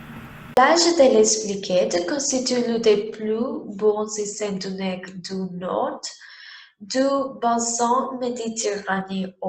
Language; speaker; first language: French; non-native, learner; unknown